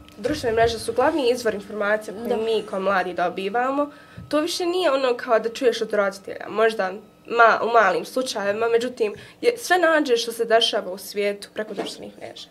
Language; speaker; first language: Bosnian; native; Bosnian